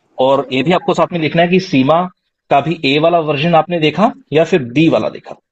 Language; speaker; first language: Hindi; non-native, local second language; Punjabi